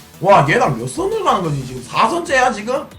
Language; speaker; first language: Korean; native; Korean